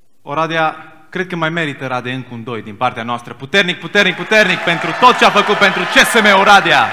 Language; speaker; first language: Romanian; native; Romanian